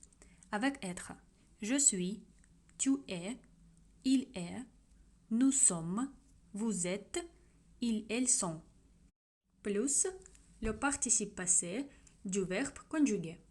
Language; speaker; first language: French; non-native, fluent; Russian